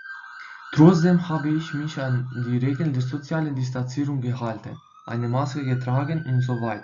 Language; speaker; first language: German; non-native, fluent; Albanian